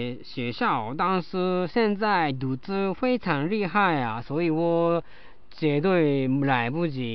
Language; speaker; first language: Chinese; non-native, learner; Japanese